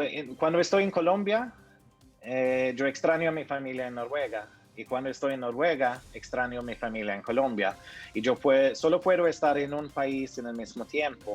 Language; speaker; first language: Spanish; early bilingual, heritage; Norwegian